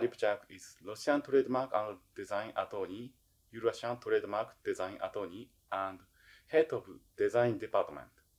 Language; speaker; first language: English; non-native, fluent; Japanese